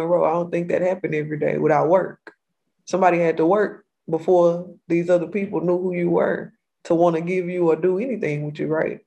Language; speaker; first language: English; native; English